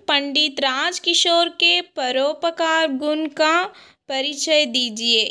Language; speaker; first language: Hindi; non-native, local second language; Kannada